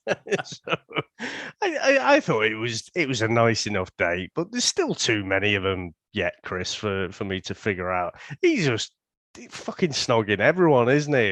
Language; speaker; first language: English; native; English